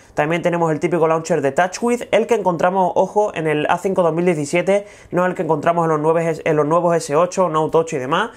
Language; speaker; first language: Spanish; native; Spanish